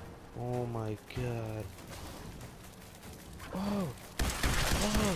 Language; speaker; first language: English; native; English